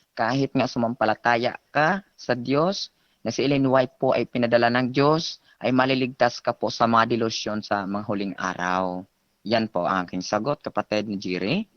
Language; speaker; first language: Filipino; native; Filipino